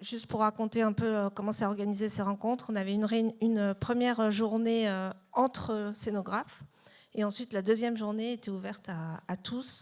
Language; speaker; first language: French; native; French